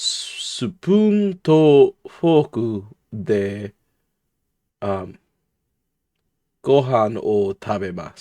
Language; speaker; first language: Japanese; non-native, learner; English